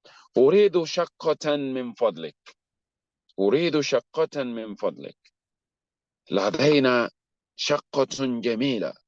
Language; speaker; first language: Arabic; non-native, fluent; English